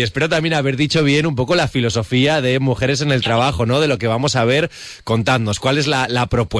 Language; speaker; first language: Spanish; native; Spanish